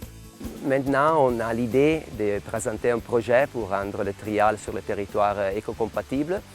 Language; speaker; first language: French; non-native, local second language; Italian